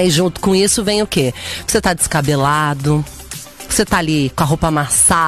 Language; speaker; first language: Portuguese; native; Portuguese